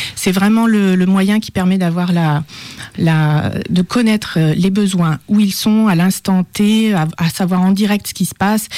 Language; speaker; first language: French; native; French